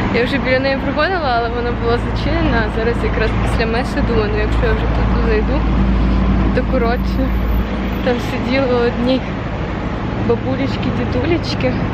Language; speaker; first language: Ukrainian; non-native, local second language; Russian